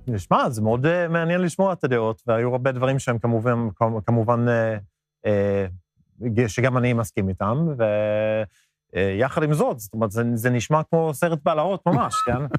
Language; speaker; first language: Hebrew; non-native, fluent; Swedish